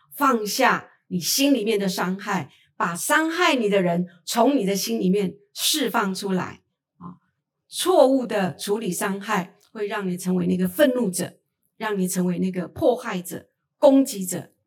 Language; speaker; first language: Chinese; native; Chinese